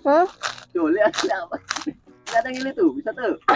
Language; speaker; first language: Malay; non-native, local second language; Sundanese